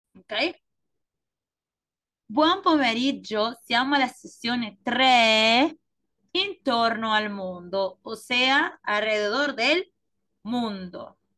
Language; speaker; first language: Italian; non-native, fluent; Spanish